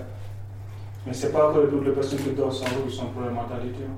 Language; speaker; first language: French; non-native, learner; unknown